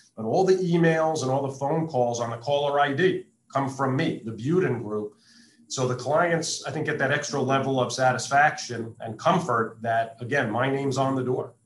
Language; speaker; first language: English; native; English